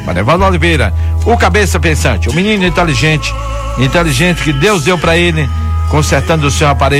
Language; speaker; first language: Portuguese; native; Portuguese